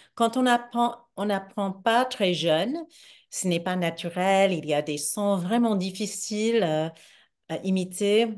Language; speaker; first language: French; non-native, fluent; English